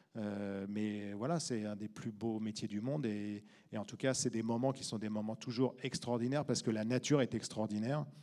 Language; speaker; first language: French; native; French